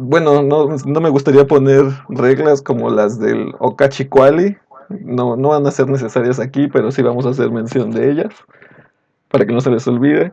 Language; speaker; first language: Spanish; native; Spanish